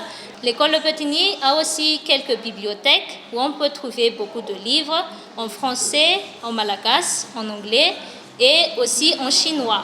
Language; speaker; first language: French; non-native, local second language; Malagasy